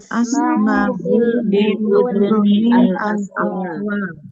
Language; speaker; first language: Arabic; non-native, learner; Indonesian